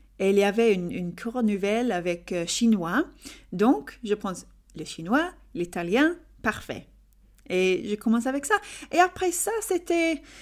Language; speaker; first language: French; non-native, learner; English